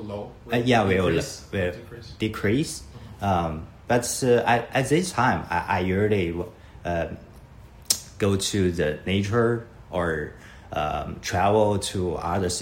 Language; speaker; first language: English; non-native, learner; Chinese